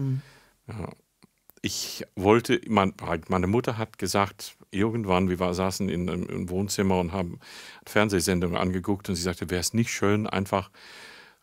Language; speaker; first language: German; non-native, fluent; English